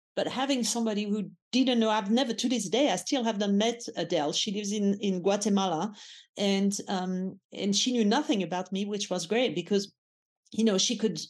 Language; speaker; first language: English; non-native, fluent; French